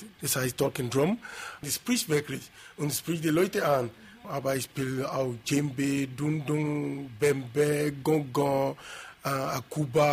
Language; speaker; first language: German; non-native, fluent; Yoruba